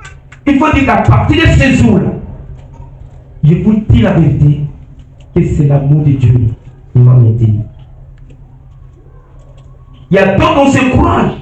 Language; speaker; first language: French; non-native, local second language; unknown